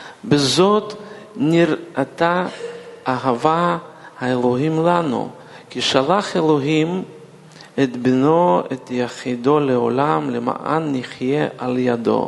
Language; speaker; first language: Hebrew; non-native, fluent; Russian